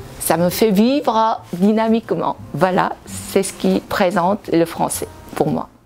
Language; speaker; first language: French; non-native, fluent; Korean